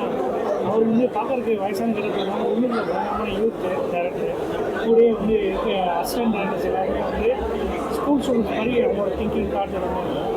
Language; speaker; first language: Tamil; native; Tamil